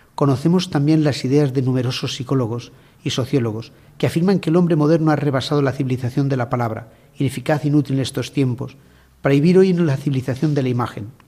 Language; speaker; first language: Spanish; native; Spanish